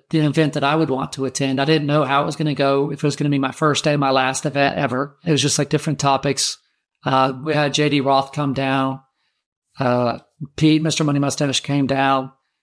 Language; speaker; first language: English; native; English